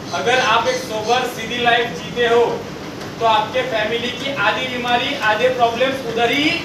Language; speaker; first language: Hindi; non-native, local second language; Marathi